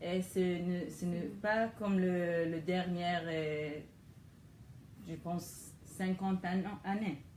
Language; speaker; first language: French; non-native, learner; Hebrew